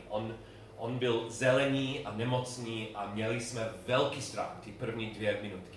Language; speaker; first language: Czech; non-native, learner; English